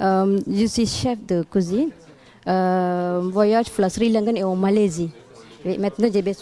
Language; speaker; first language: French; non-native, learner; Tamil